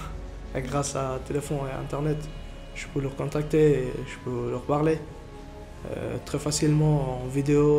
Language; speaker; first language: French; non-native, learner; Persian